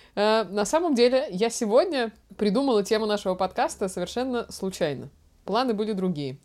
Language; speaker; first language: Russian; native; Russian